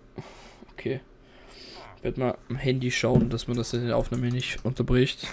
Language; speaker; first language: German; native; German